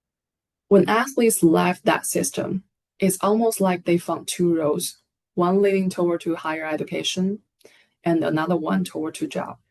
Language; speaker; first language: English; non-native, fluent; Chinese